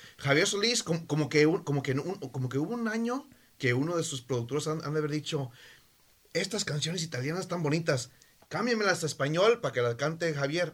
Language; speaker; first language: Spanish; early bilingual, heritage; Spanish